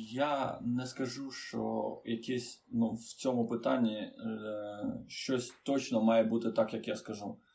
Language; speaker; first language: Ukrainian; non-native, fluent; Romanian